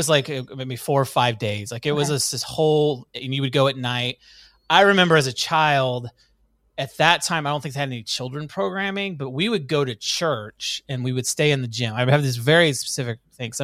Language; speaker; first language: English; native; English